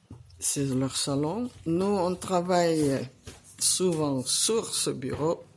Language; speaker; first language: French; non-native, fluent; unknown